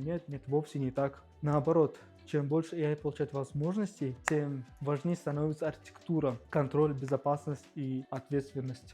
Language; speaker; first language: Russian; native; Russian